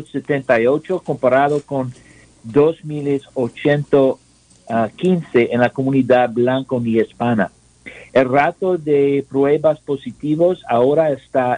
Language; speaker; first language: Spanish; non-native, learner; English